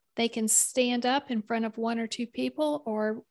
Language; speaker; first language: English; native; English